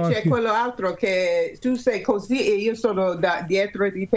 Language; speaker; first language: Italian; non-native, learner; English